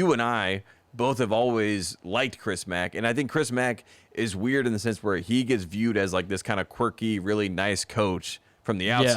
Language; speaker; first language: English; native; English